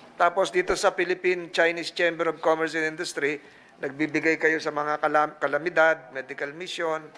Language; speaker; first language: Filipino; native; Filipino